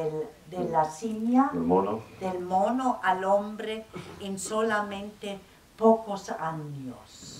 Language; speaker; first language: Spanish; non-native, fluent; German